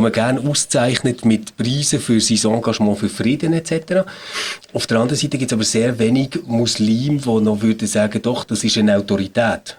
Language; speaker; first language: German; native; German